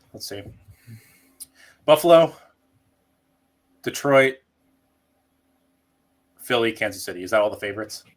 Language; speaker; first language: English; native; English